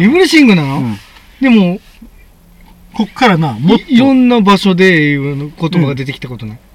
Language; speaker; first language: Japanese; native; Japanese